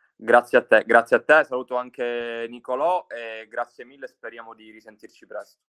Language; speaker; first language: Italian; native; Italian